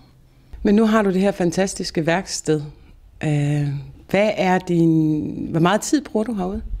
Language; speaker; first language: Danish; native; Danish